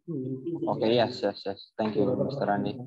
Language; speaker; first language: English; non-native, learner; Indonesian